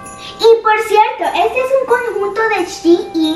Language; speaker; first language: Spanish; early bilingual, other home language; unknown